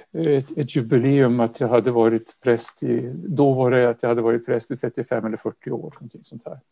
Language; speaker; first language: Swedish; native; Swedish